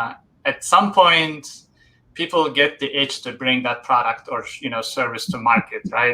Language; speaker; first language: English; native; English